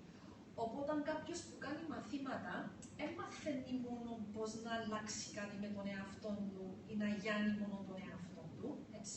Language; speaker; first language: Greek; early bilingual, heritage; Greek